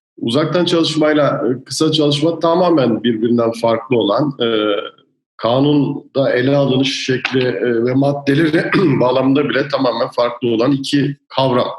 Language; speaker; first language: Turkish; native; Turkish